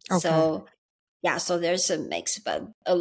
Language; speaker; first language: English; early bilingual, other home language; Chinese